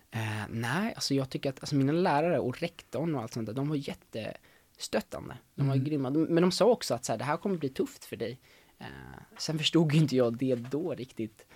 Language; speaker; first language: Swedish; native; Swedish